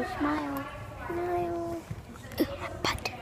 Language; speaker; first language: English; native; English